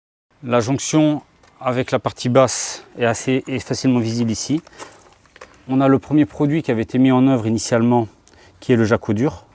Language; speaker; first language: French; native; French